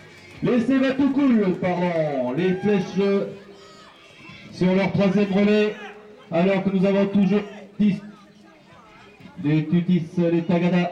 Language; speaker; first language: French; native; French